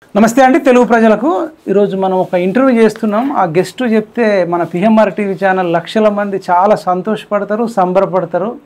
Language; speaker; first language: Telugu; native; Telugu